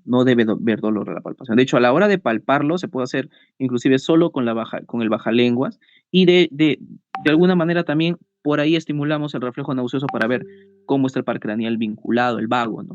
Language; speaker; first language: Spanish; native; Spanish